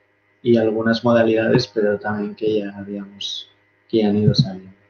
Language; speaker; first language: Spanish; native; Spanish